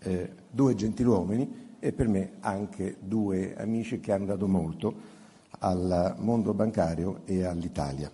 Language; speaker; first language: Italian; native; Italian